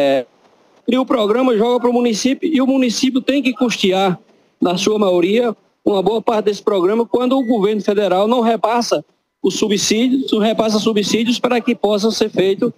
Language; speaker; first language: Portuguese; native; Portuguese